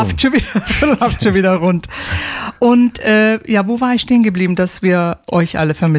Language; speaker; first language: German; native; German